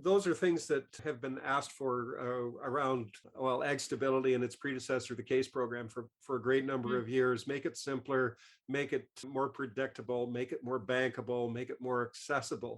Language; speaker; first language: English; native; English